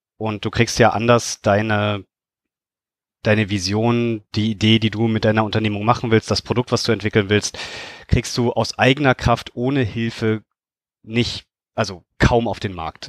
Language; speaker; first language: German; native; German